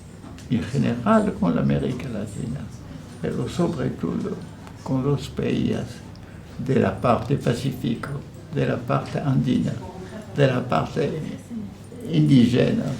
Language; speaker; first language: Spanish; non-native, fluent; French